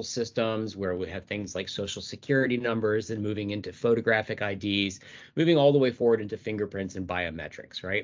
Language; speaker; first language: English; native; English